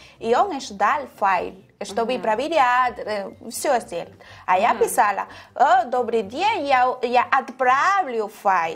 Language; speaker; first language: Russian; non-native, fluent; Spanish